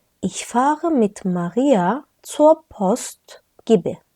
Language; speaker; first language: German; non-native, fluent; Turkish